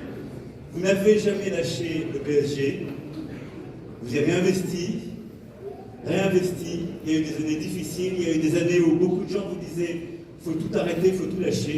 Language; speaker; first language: French; native; French